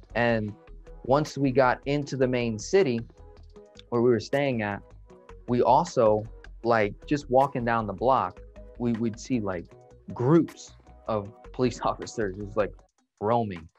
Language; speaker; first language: English; native; English